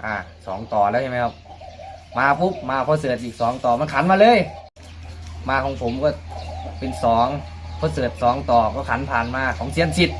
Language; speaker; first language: Thai; non-native, local second language; Northeastern Thai